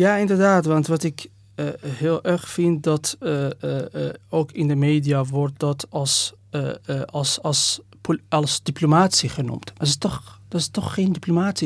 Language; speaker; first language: Dutch; non-native, fluent; Persian